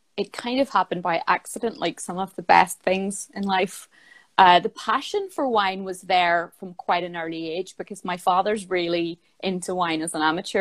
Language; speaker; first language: English; native; English